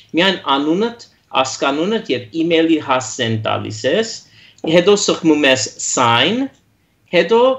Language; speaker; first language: Armenian; early bilingual, heritage; Armenian